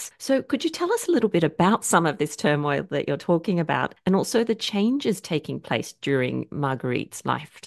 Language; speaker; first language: English; native; English